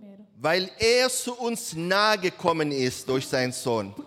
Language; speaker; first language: German; non-native, learner; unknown